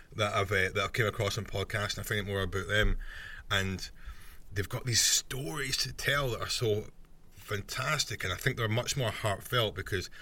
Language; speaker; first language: English; native; English